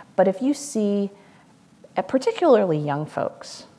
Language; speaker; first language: English; native; English